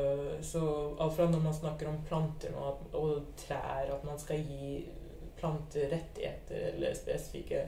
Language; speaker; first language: Norwegian; early bilingual, other home language; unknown